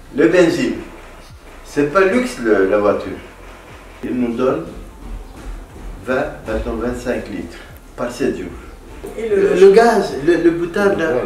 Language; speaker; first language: French; non-native, fluent; Arabic